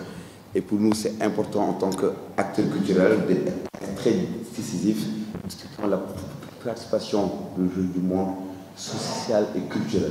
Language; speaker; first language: French; non-native, local second language; Wolof